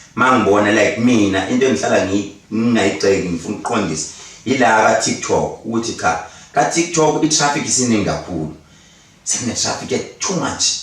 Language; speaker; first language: Zulu; native; Zulu